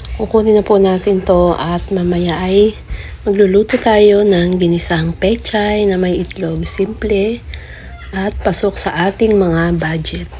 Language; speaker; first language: Filipino; native; Filipino